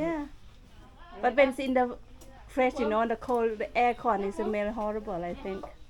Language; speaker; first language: English; non-native, fluent; Thai